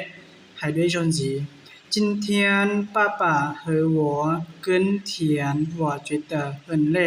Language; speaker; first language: Chinese; non-native, learner; Hmong